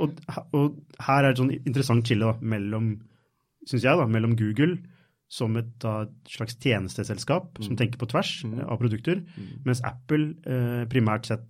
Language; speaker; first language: Norwegian; native; Norwegian